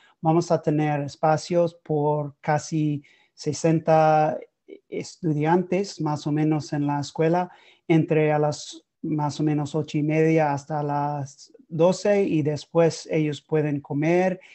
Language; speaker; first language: Spanish; non-native, learner; English